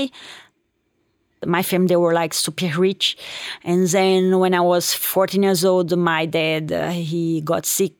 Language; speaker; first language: English; non-native, fluent; Portuguese